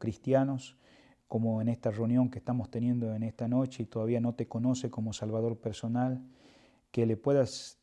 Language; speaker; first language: Spanish; native; Spanish